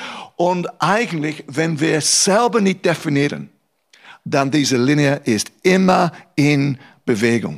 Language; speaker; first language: German; non-native, fluent; English